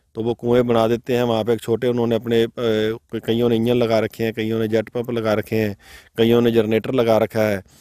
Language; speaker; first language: Hindi; non-native, local second language; Punjabi